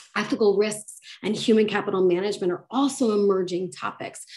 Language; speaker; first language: English; native; English